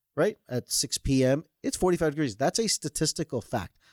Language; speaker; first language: English; native; English